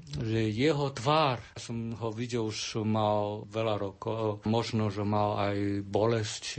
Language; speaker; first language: Slovak; non-native, learner; Chinese